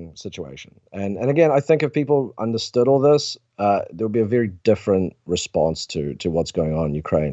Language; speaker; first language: English; native; English